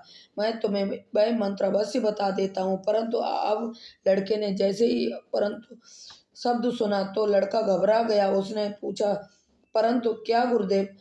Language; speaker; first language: Hindi; native; Hindi